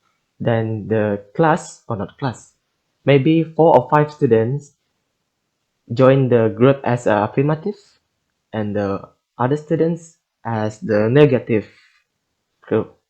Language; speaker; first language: English; non-native, learner; Indonesian